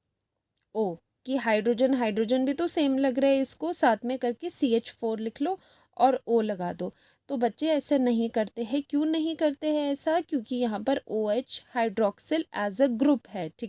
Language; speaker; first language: Hindi; native; Hindi